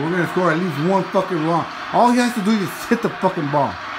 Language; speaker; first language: English; early bilingual, other home language; Spanish